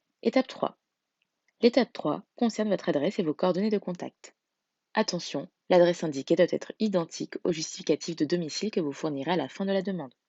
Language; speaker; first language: French; native; French